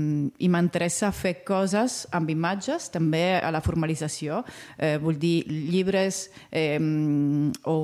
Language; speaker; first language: Catalan; non-native, fluent; Italian